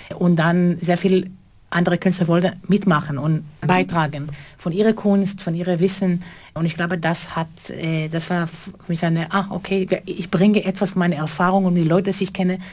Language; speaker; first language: German; non-native, fluent; Hebrew